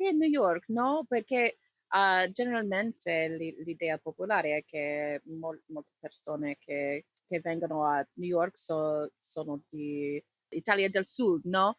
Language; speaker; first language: Italian; non-native, learner; English